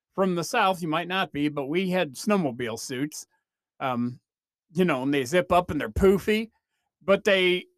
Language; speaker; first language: English; native; English